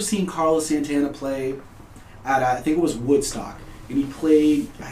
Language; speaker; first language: English; early bilingual, other home language; Spanish